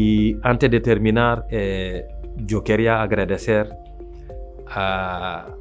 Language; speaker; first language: Spanish; non-native, fluent; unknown